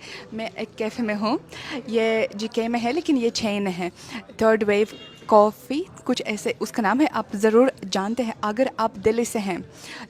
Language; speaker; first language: Hindi; non-native, learner; Russian